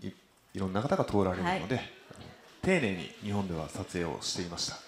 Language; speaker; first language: Japanese; native; Japanese